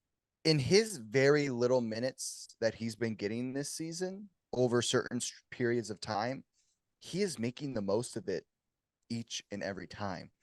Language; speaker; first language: English; native; English